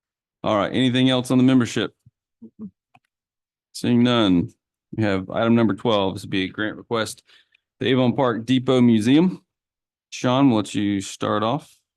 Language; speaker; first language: English; native; English